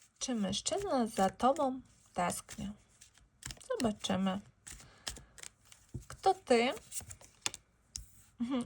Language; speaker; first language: Polish; non-native, fluent; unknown